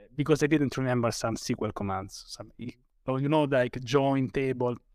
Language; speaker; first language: English; non-native, fluent; Italian